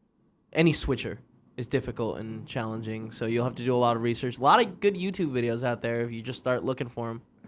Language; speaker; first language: English; native; English